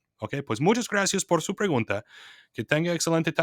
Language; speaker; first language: Spanish; non-native, fluent; English